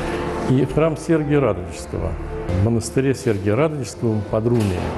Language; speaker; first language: Russian; native; Russian